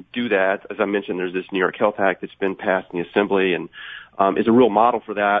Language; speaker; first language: English; native; English